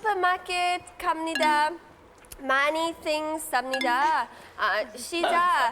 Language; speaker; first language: Korean; non-native, learner; English